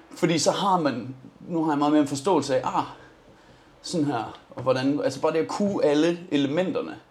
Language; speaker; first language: Danish; early bilingual, other home language; Persian